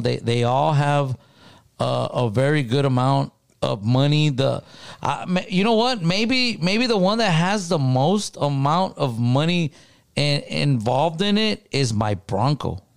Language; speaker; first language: English; early bilingual, other home language; Spanish